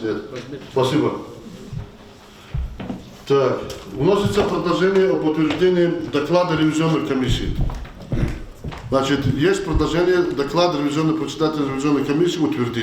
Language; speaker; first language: Russian; non-native, local second language; Lezghian